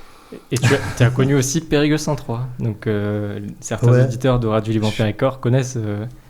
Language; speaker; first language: French; native; French